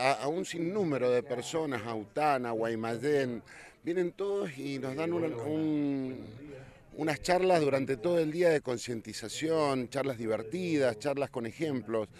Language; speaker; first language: Spanish; native; Spanish